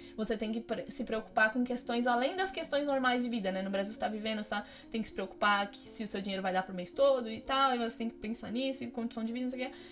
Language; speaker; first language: Portuguese; native; Portuguese